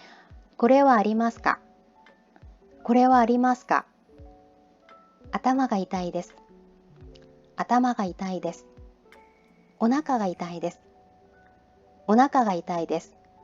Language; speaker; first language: Japanese; non-native, fluent; Korean